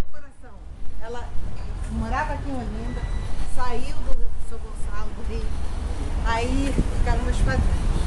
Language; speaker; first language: Portuguese; native; Portuguese